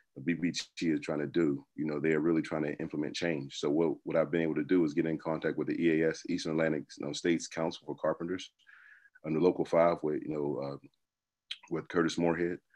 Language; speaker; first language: English; native; English